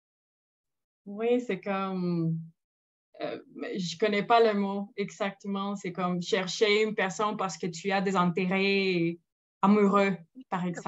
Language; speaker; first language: French; non-native, fluent; Spanish